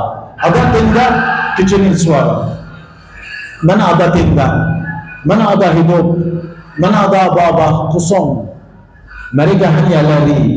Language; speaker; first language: Indonesian; non-native, fluent; Arabic